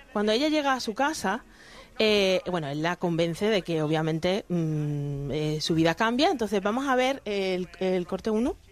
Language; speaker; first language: Spanish; native; Spanish